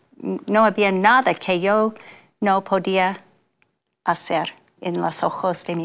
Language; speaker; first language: Spanish; non-native, fluent; English